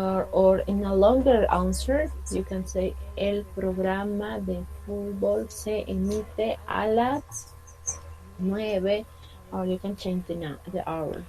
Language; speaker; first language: English; non-native, fluent; Spanish